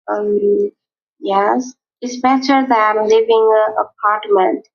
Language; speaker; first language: English; non-native, learner; Vietnamese